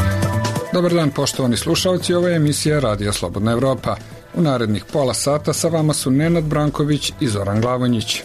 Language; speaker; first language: Croatian; native; Croatian